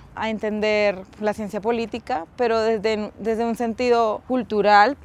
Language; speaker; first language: Spanish; native; Spanish